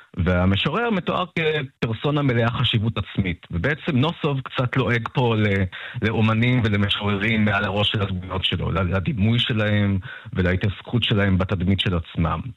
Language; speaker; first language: Hebrew; early bilingual, other home language; Russian